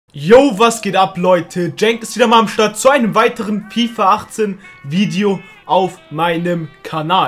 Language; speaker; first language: German; early bilingual, other home language; Turkish